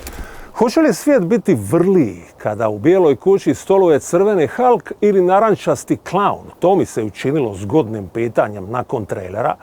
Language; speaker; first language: Bosnian; native; Bosnian